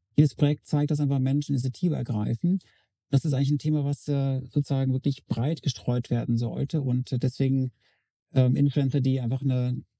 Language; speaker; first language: German; native; German